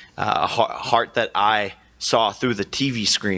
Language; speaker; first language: English; native; English